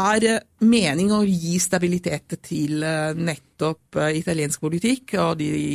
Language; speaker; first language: Norwegian; non-native, fluent; Italian